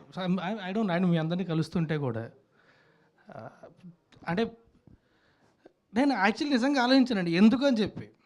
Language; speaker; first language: Telugu; native; Telugu